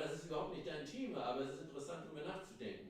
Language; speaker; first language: German; native; German